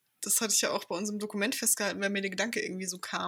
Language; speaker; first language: German; native; German